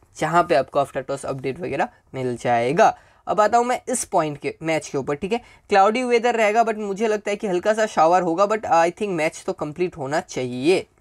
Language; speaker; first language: Hindi; native; Hindi